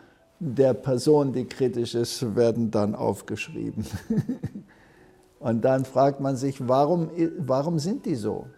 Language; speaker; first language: German; early bilingual, heritage; German